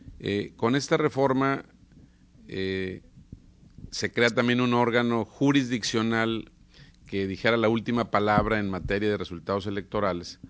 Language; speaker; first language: Spanish; native; Spanish